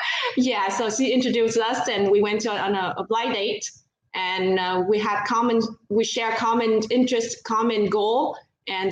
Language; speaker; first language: English; non-native, fluent; Vietnamese